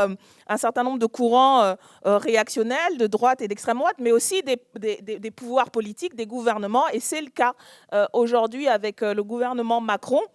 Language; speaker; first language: French; native; French